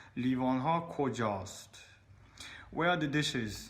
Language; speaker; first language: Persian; non-native, learner; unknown